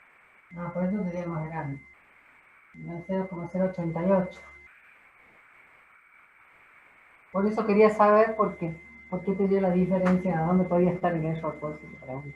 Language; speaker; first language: Spanish; native; Spanish